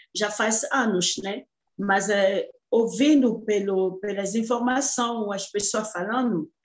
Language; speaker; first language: Portuguese; non-native, fluent; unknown